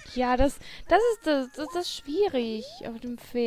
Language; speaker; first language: German; non-native, fluent; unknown